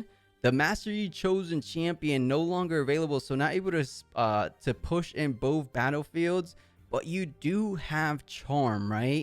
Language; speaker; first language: English; native; English